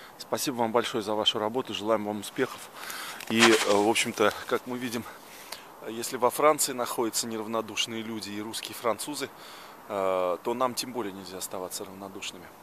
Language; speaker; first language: Russian; native; Russian